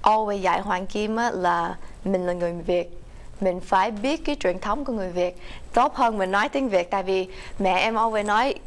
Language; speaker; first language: Vietnamese; early bilingual, heritage; Vietnamese